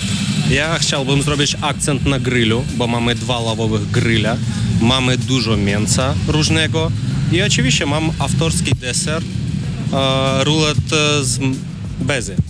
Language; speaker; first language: Polish; non-native, fluent; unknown